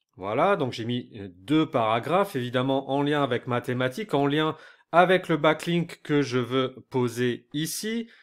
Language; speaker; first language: French; native; French